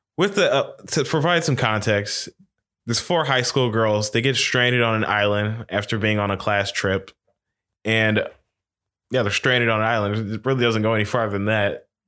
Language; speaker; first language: English; native; English